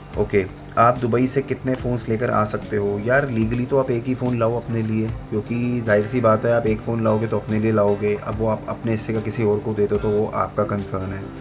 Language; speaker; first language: Hindi; native; Hindi